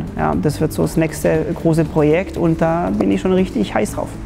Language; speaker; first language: German; early bilingual, other home language; Polish